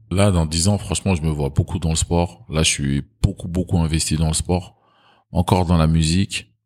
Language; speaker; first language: French; early bilingual, other home language; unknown